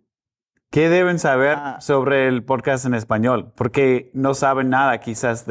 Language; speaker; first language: Spanish; non-native, fluent; English